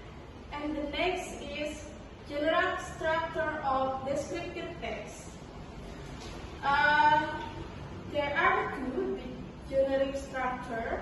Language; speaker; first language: English; non-native, learner; Indonesian